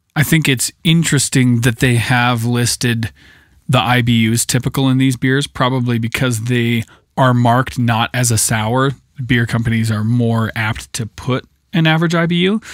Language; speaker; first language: English; native; English